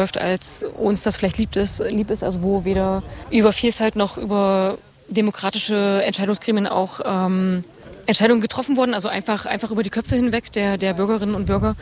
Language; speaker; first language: German; native; German